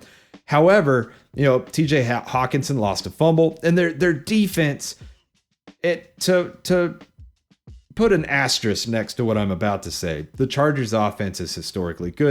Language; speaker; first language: English; native; English